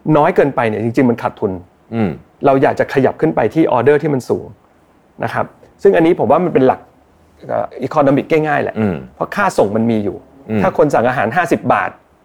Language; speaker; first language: Thai; native; Thai